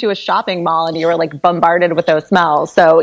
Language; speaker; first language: English; native; English